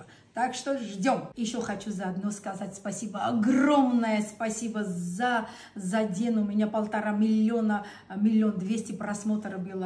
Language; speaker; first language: Russian; non-native, local second language; Armenian